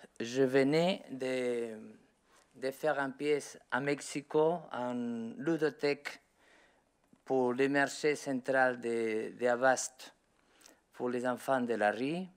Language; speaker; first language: French; non-native, learner; Spanish